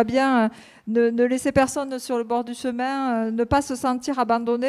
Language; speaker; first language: French; native; French